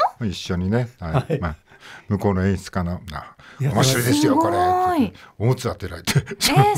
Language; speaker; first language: Japanese; native; Japanese